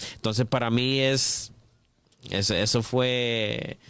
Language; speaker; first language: Spanish; early bilingual, heritage; English